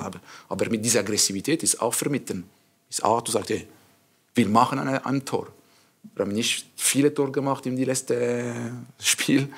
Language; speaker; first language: German; non-native, learner; French